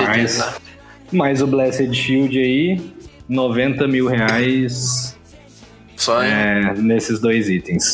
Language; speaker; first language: Portuguese; native; Portuguese